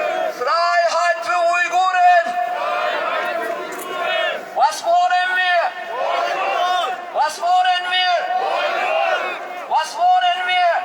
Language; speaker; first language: German; native; German